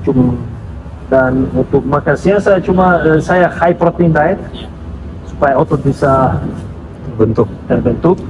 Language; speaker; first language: Indonesian; non-native, fluent; Serbian